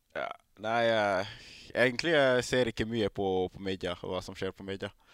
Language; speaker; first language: Norwegian; non-native, fluent; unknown